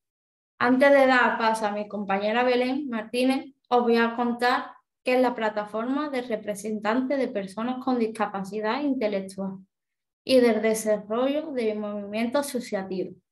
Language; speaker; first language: Spanish; native; Spanish